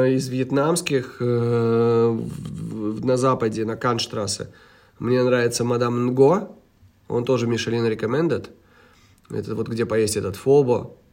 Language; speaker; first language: Russian; early bilingual, heritage; Russian